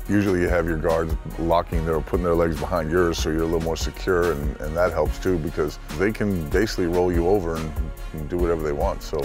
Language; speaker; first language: English; native; English